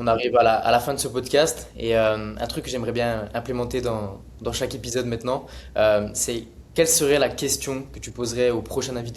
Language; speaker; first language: French; native; French